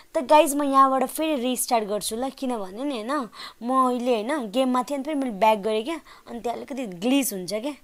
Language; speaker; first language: Hindi; non-native, local second language; Nepali